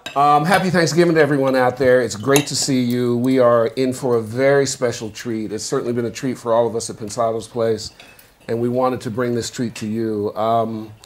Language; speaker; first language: English; native; English